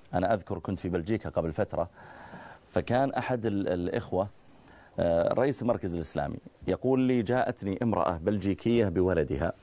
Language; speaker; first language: Arabic; native; Arabic